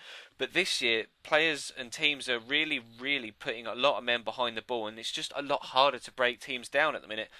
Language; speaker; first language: English; native; English